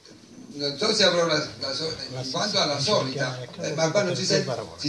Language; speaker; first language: Italian; native; Italian